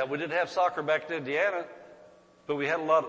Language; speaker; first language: English; native; English